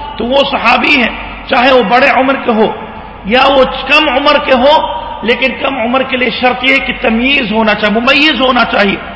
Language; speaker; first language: Urdu; native; Urdu